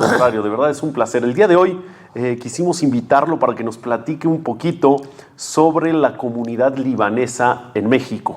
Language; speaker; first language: Spanish; native; Spanish